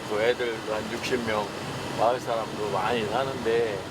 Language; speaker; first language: Korean; native; Korean